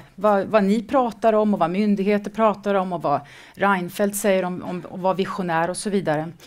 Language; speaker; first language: Swedish; native; Swedish